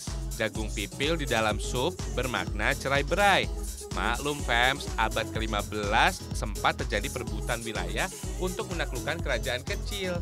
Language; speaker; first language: Indonesian; native; Indonesian